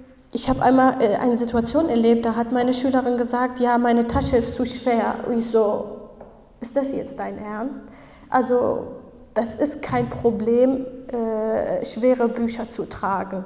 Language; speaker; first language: German; non-native, fluent; Kurdish